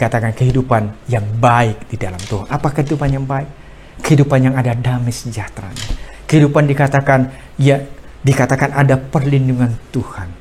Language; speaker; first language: Indonesian; native; Indonesian